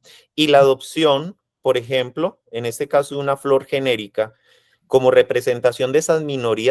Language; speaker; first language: Spanish; native; Spanish